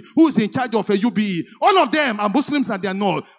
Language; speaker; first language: English; non-native, local second language; Yoruba